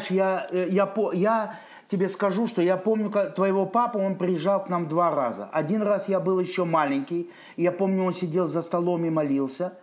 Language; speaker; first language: Russian; native; Russian